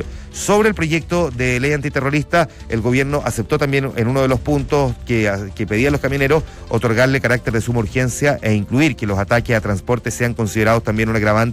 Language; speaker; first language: Spanish; native; Spanish